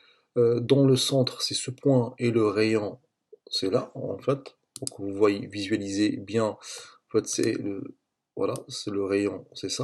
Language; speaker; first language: French; native; French